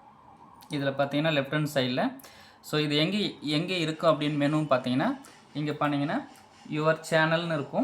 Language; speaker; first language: Tamil; native; Tamil